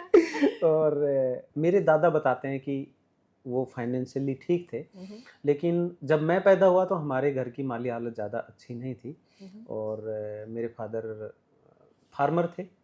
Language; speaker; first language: Hindi; native; Hindi